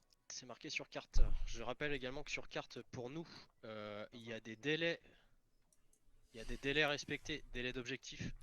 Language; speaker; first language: French; native; French